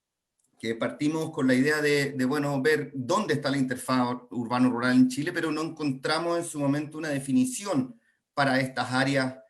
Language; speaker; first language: Spanish; native; Spanish